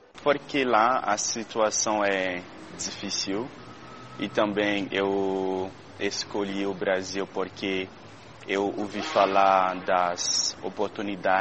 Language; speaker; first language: Portuguese; non-native, learner; Haitian Creole